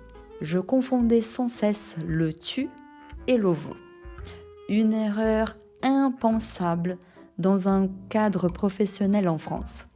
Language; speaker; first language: French; non-native, fluent; Portuguese